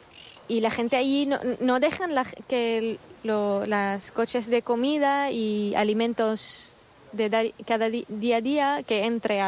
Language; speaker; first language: Spanish; non-native, fluent; Arabic